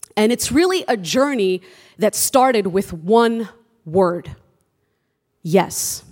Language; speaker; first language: English; early bilingual, other home language; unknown